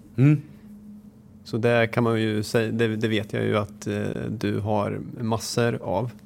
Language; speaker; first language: Swedish; native; Swedish